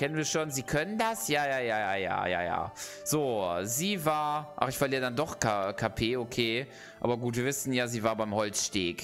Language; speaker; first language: German; native; German